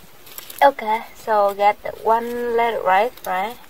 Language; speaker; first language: English; non-native, learner; Vietnamese